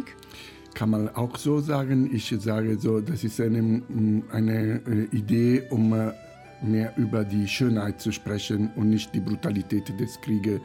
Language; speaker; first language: German; non-native, fluent; Italian